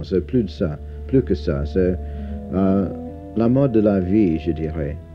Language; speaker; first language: French; non-native, fluent; English